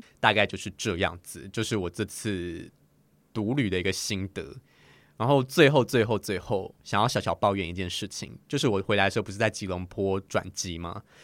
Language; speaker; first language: Chinese; native; Chinese